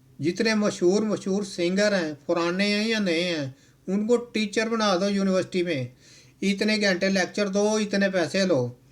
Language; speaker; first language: Urdu; non-native, local second language; Punjabi